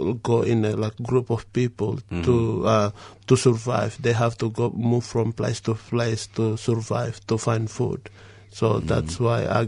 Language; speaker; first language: English; non-native, fluent; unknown